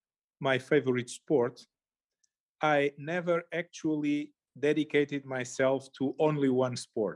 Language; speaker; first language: English; non-native, fluent; Portuguese